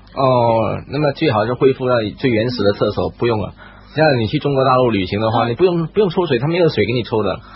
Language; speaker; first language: Chinese; native; Chinese